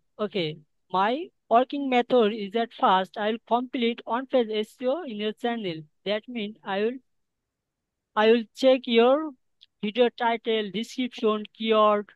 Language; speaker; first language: English; non-native, learner; Bangla